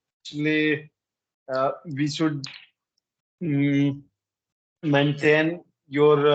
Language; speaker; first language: English; non-native, learner; Hindi